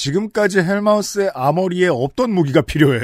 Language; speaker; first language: Korean; native; Korean